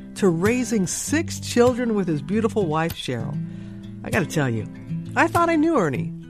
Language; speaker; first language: English; native; English